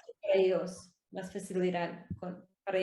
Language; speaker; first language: Spanish; non-native, learner; English